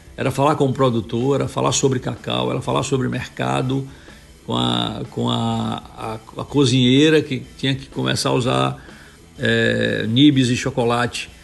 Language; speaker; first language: Portuguese; native; Portuguese